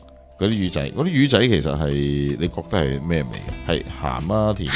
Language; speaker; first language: Cantonese; native; Cantonese